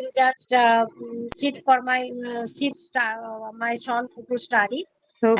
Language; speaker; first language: English; non-native, learner; Bangla